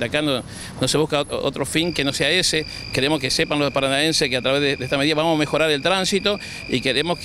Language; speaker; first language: Spanish; native; Spanish